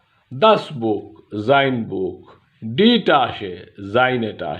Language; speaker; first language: German; non-native, fluent; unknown